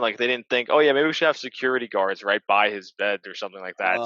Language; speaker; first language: English; native; English